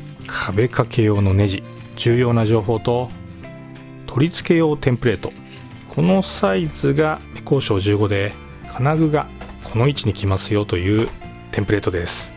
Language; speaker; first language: Japanese; native; Japanese